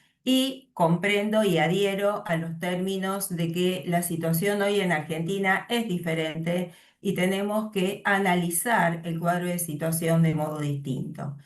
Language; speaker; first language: Spanish; native; Spanish